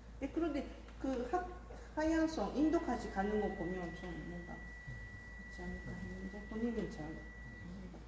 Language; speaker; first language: Korean; non-native, fluent; Japanese